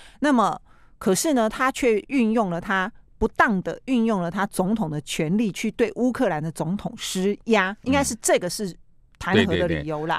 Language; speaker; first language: Chinese; native; Chinese